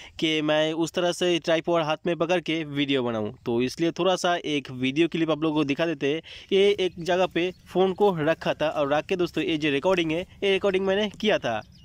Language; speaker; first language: Hindi; non-native, local second language; Bangla